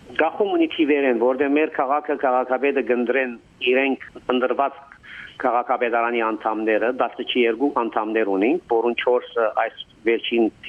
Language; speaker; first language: Armenian; early bilingual, heritage; Armenian